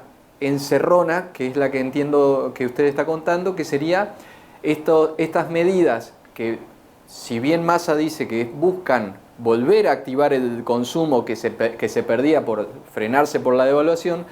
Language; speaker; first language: Spanish; native; Spanish